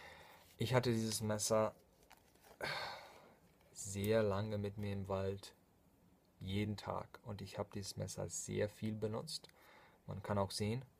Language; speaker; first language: German; non-native, fluent; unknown